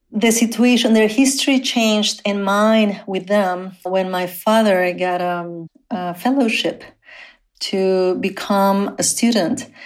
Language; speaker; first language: English; non-native, fluent; Spanish